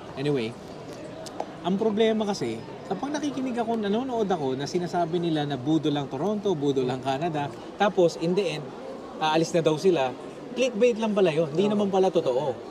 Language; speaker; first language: Filipino; non-native, local second language; Pampanga